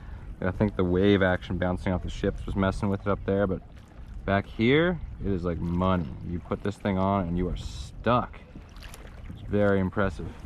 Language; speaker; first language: English; native; English